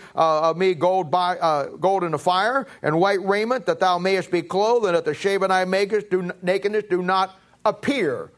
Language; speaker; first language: English; native; English